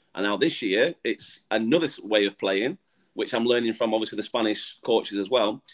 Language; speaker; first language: English; native; English